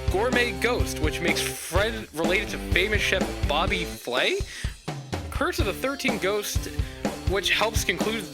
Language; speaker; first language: English; native; English